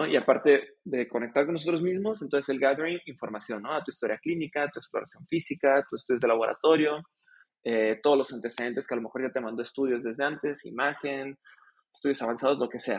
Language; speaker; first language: Spanish; native; Spanish